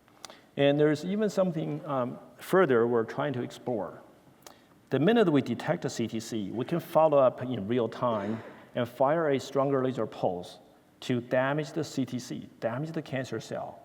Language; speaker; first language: English; non-native, fluent; Chinese